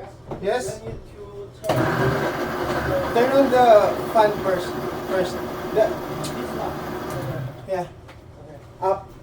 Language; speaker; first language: English; non-native, fluent; Filipino